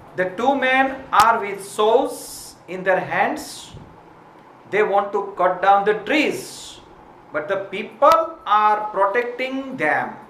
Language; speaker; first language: English; non-native, local second language; Gujarati